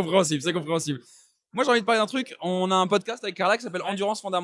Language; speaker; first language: French; native; French